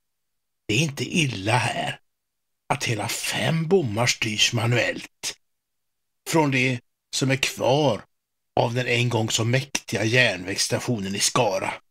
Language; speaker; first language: Swedish; native; Swedish